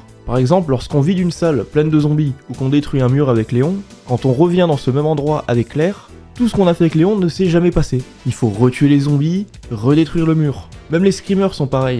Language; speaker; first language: French; native; French